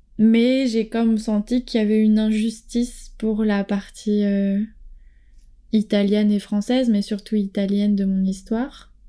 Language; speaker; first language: French; native; French